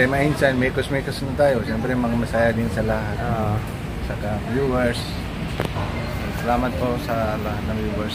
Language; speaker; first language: Filipino; non-native, learner; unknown